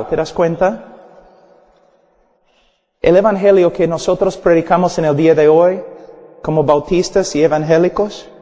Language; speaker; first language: Spanish; non-native, fluent; English